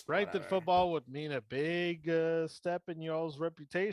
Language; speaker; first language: English; native; English